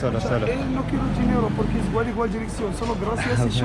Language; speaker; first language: Spanish; non-native, learner; Arabic